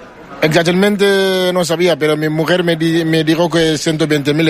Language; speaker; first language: Spanish; non-native, learner; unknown